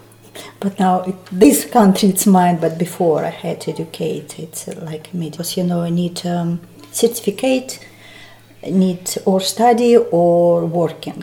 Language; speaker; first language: English; non-native, learner; Russian